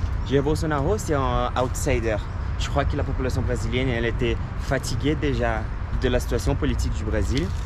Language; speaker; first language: French; non-native, fluent; Portuguese